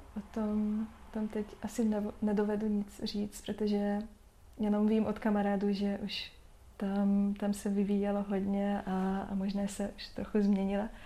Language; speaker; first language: Czech; non-native, fluent; Hungarian